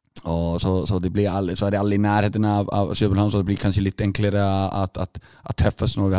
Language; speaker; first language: Norwegian; non-native, fluent; Icelandic